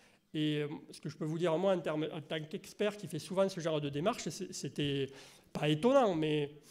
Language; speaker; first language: French; native; French